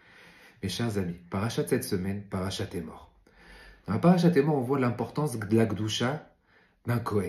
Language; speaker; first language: French; native; French